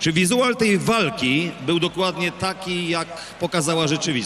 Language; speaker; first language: Polish; native; Polish